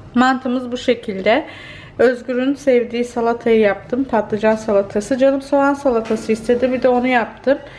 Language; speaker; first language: Turkish; early bilingual, heritage; Turkish